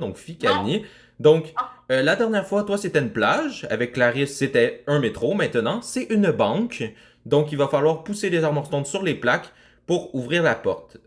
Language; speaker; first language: French; native; French